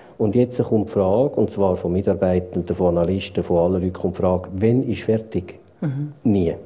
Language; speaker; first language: German; native; German